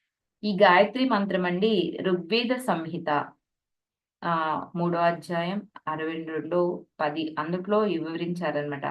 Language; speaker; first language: Telugu; native; Telugu